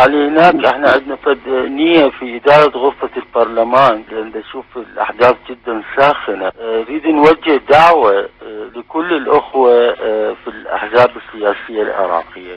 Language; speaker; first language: Arabic; native; Arabic